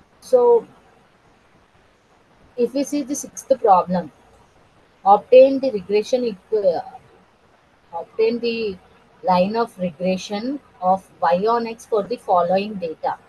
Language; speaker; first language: English; non-native, local second language; Telugu